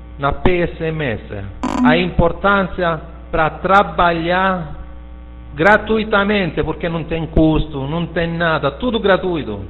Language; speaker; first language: Portuguese; non-native, fluent; Italian